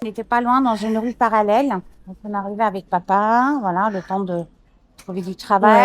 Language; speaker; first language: French; non-native, fluent; Turkish